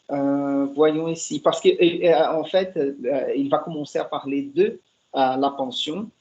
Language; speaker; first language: French; non-native, fluent; Portuguese